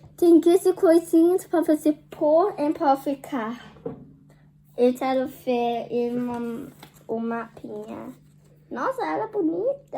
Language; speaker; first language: Portuguese; early bilingual, heritage; Portuguese